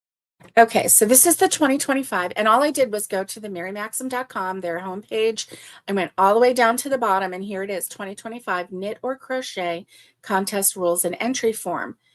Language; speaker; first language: English; native; English